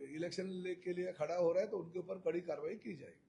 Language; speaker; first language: Hindi; non-native, local second language; Marathi